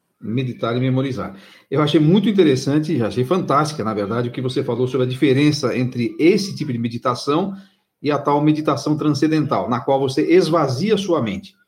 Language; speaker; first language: Portuguese; native; Portuguese